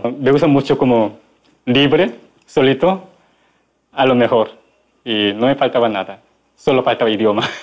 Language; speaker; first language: Spanish; non-native, learner; Korean